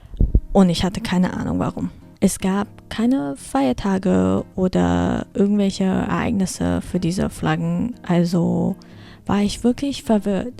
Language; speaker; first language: German; early bilingual, heritage; German